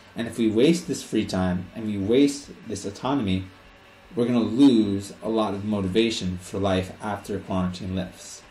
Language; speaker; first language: English; native; English